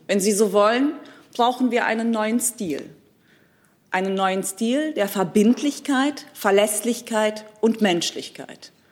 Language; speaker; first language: German; early bilingual, other home language; Turkish